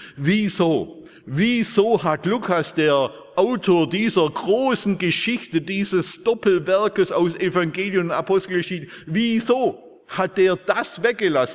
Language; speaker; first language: German; native; German